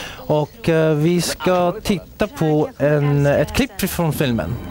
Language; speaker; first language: Swedish; native; Swedish